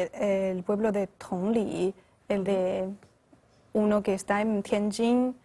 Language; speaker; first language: Spanish; non-native, fluent; Chinese